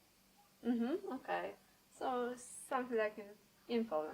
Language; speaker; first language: English; non-native, learner; Polish